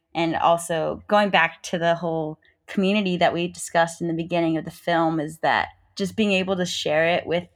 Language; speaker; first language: English; native; English